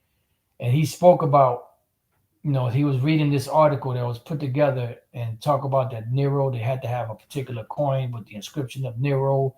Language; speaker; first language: English; native; English